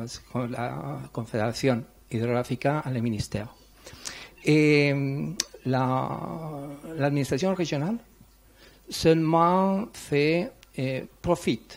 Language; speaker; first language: French; non-native, learner; Spanish